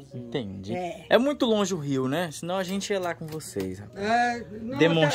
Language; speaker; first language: Portuguese; native; Portuguese